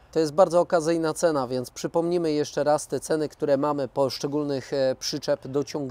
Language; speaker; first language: Polish; native; Polish